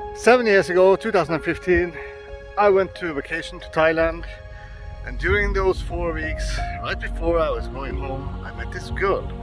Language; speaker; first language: English; non-native, fluent; Norwegian